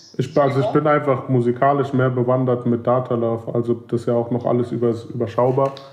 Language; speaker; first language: German; native; German